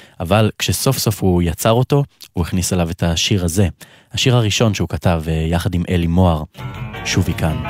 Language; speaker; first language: Hebrew; native; Hebrew